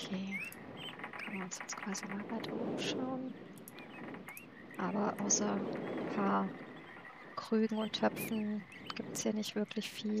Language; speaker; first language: German; native; German